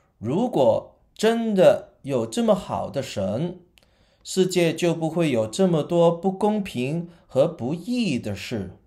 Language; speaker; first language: Chinese; non-native, local second language; Cantonese